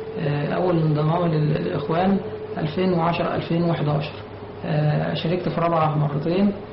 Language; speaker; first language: Arabic; native; Arabic